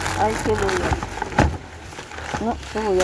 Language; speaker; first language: Spanish; non-native, learner; Filipino